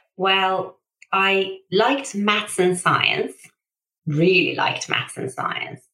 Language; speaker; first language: English; early bilingual, other home language; Persian